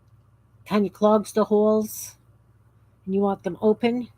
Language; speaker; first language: English; native; English